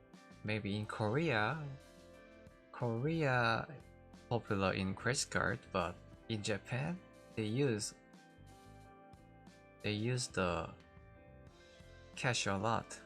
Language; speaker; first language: English; non-native, learner; Korean